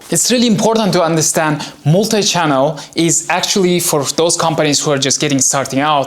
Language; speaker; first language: English; non-native, fluent; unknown